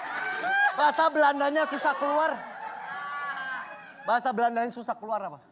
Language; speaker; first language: Indonesian; native; Indonesian